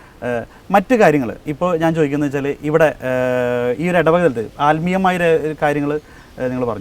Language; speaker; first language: Malayalam; native; Malayalam